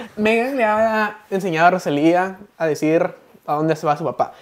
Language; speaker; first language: Spanish; early bilingual, heritage; Spanish